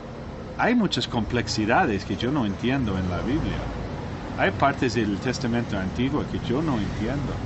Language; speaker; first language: Spanish; non-native, learner; English